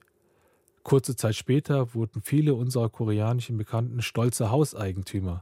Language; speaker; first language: German; early bilingual, other home language; Korean